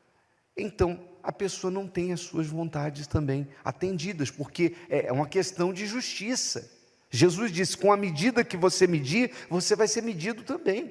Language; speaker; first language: Portuguese; native; Portuguese